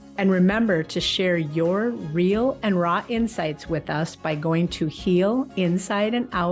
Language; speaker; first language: English; native; English